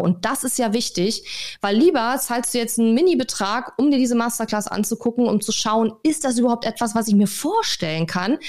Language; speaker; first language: German; native; German